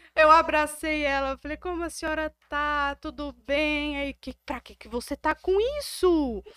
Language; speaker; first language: Portuguese; native; Portuguese